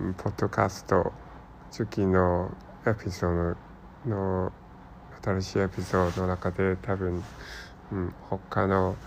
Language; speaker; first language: Japanese; non-native, learner; Cantonese